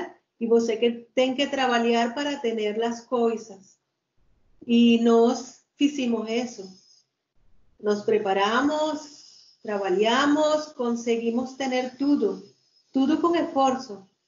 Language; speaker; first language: Portuguese; non-native, learner; Spanish